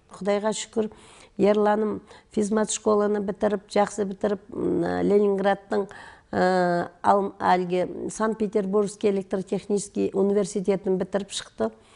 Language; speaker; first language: Kazakh; native; Kazakh